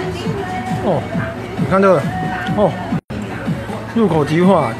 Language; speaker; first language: Chinese; native; Chinese